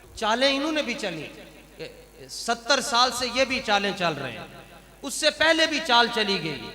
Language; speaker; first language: Urdu; non-native, local second language; Punjabi